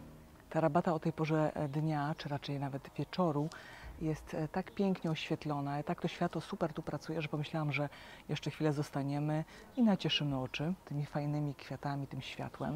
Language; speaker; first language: Polish; native; Polish